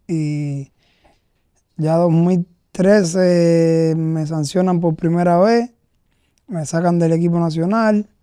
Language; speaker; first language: Spanish; native; Spanish